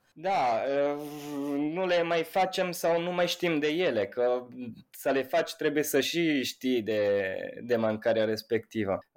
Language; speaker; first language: Romanian; non-native, fluent; Italian